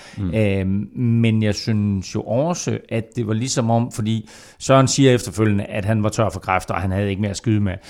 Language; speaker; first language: Danish; native; Danish